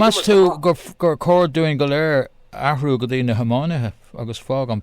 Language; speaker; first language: Irish; non-native, local second language; English